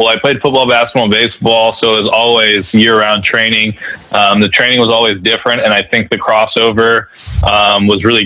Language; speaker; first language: English; native; English